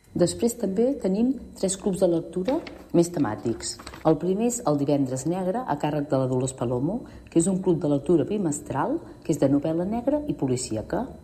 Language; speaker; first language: Catalan; native; Catalan